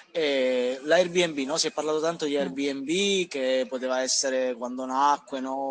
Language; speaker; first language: Italian; native; Italian